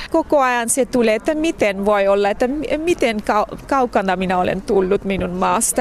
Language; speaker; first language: Finnish; non-native, fluent; Bangla